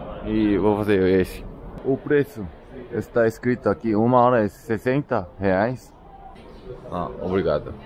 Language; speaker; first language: Portuguese; non-native, learner; Korean